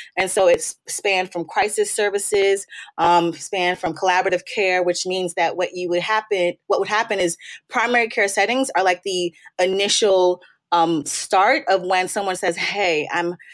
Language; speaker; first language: English; native; English